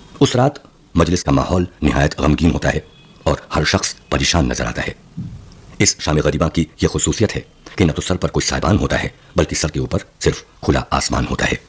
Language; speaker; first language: Urdu; native; Urdu